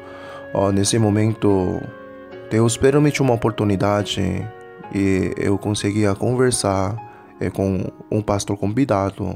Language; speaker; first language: Portuguese; non-native, fluent; Korean